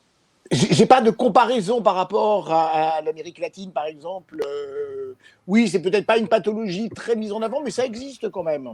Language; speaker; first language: French; native; French